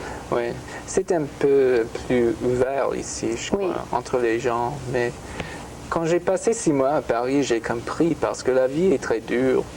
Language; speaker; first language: French; non-native, fluent; English